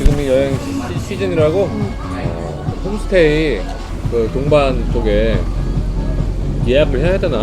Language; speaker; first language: Korean; native; Korean